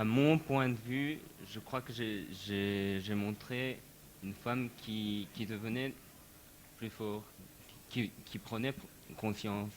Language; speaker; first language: French; non-native, fluent; Japanese